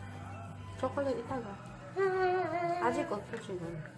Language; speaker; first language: Korean; non-native, learner; Filipino